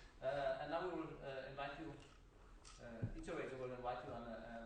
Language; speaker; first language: English; non-native, fluent; Danish